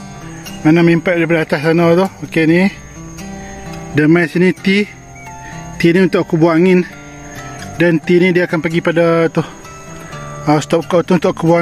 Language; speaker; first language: Malay; native; Malay